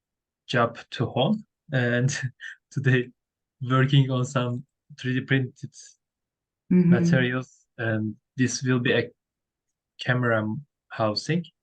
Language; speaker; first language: English; non-native, learner; Turkish